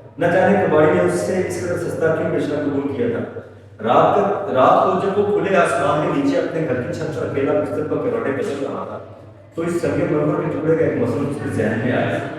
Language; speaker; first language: Urdu; non-native, local second language; Punjabi